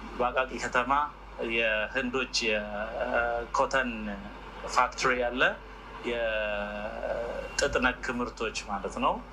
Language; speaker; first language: Amharic; non-native, local second language; Oromo